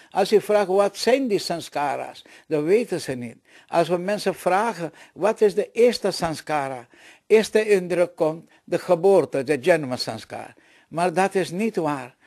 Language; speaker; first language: Dutch; non-native, local second language; Caribbean Hindustani